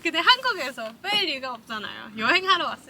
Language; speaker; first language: Korean; non-native, learner; Cantonese